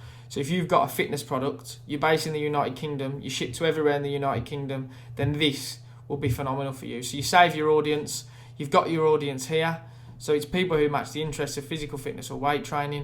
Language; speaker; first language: English; native; English